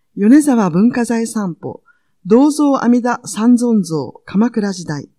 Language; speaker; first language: Japanese; non-native, fluent; Vietnamese